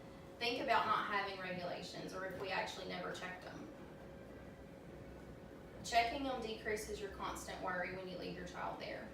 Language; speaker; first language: English; native; English